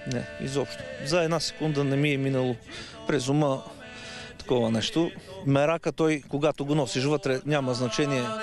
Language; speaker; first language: Bulgarian; native; Bulgarian